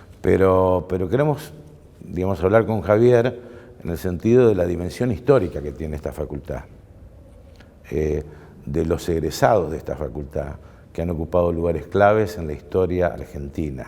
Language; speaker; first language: Spanish; native; Spanish